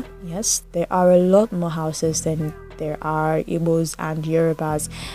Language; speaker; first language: English; non-native, local second language; Yoruba